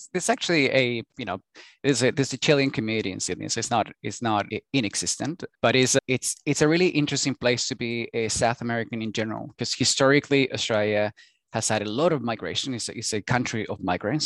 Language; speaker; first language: English; non-native, fluent; Spanish